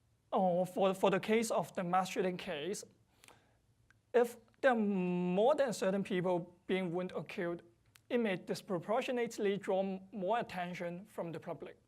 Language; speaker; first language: English; non-native, fluent; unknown